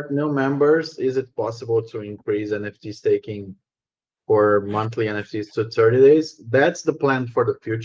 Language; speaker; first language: English; non-native, fluent; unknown